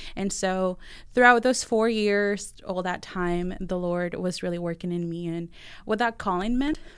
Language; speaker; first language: English; early bilingual, other home language; Spanish